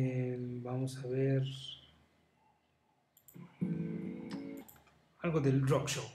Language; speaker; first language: Spanish; native; Spanish